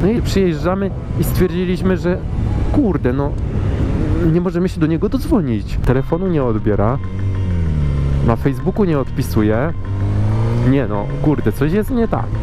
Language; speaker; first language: Polish; native; Polish